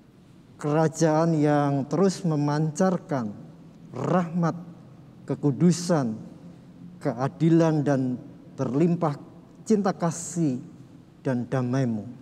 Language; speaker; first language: Indonesian; native; Indonesian